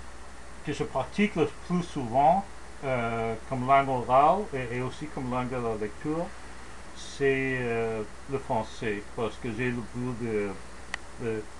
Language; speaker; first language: French; non-native, learner; English